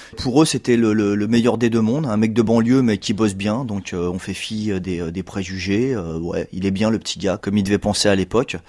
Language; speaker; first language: French; native; French